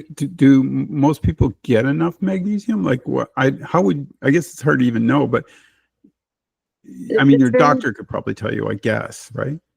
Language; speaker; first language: English; native; English